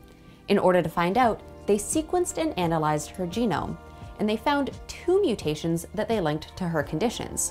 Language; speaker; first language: English; native; English